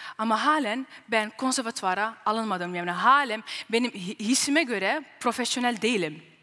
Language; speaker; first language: Turkish; early bilingual, heritage; Turkish